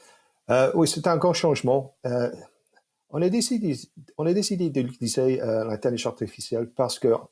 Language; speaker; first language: French; non-native, fluent; English